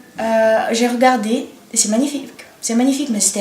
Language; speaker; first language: French; non-native, learner; Bulgarian